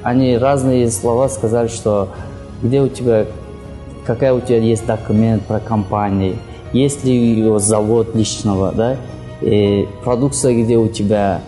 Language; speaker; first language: Russian; non-native, learner; Kyrgyz